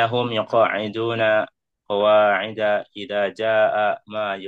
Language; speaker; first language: Arabic; non-native, fluent; Indonesian